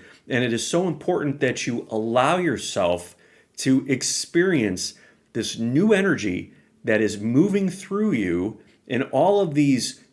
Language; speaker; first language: English; native; English